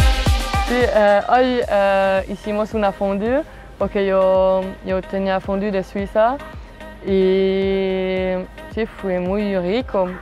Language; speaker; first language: Spanish; non-native, learner; French